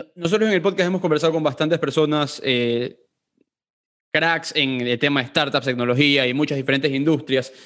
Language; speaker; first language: Spanish; native; Spanish